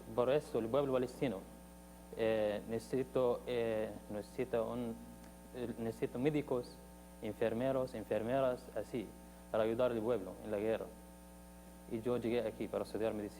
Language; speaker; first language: Spanish; non-native, fluent; Arabic